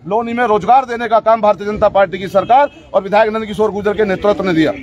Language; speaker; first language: Hindi; native; Hindi